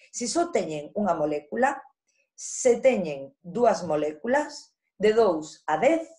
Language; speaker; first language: Galician; non-native, local second language; Spanish